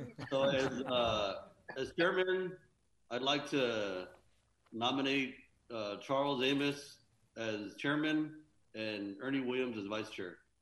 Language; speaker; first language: English; early bilingual, other home language; Spanish